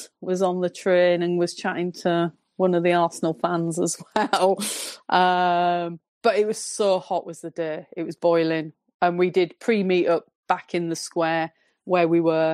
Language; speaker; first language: English; native; English